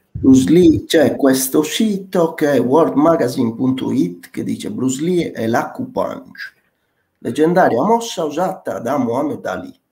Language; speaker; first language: Italian; native; Italian